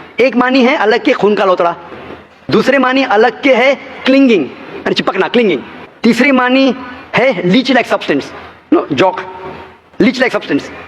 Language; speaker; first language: Hindi; non-native, local second language; Konkani